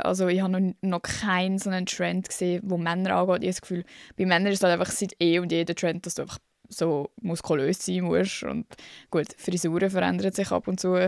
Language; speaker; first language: German; native; German